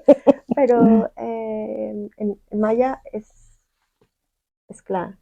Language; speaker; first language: Catalan; non-native, fluent; Spanish